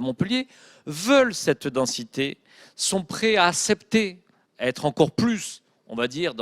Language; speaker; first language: French; native; French